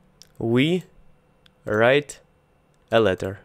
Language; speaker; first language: English; non-native, learner; Russian